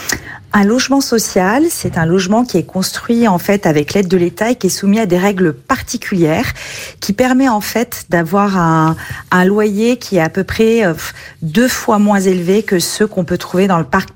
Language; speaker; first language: French; native; French